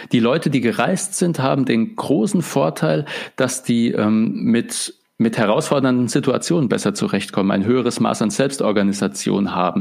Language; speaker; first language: German; native; German